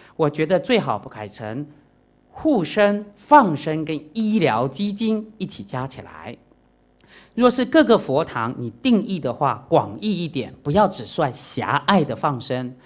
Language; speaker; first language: Chinese; native; Chinese